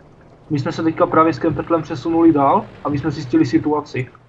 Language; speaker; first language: Czech; native; Czech